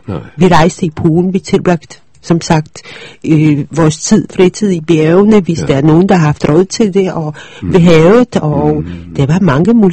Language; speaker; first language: Danish; early bilingual, other home language; Polish